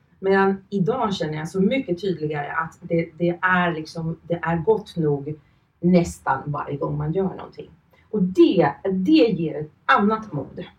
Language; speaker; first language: Swedish; early bilingual, other home language; Finnish